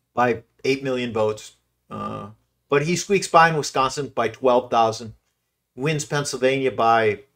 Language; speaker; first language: English; native; English